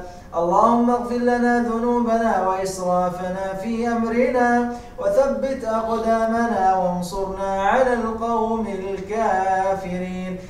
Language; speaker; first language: Arabic; native; Arabic